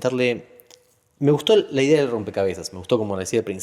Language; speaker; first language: Spanish; native; Spanish